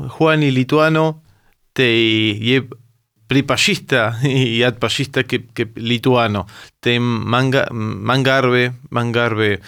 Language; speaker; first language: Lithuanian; early bilingual, heritage; Lithuanian